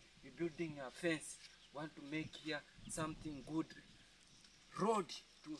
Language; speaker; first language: English; non-native, learner; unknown